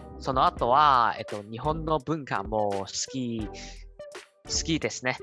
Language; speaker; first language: Japanese; non-native, learner; Cantonese